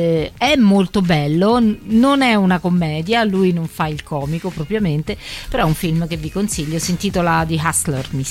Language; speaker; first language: Italian; native; Italian